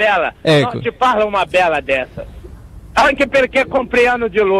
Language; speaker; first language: Italian; non-native, fluent; Portuguese